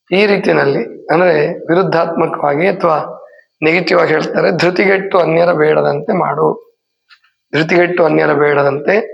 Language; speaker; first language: Kannada; native; Kannada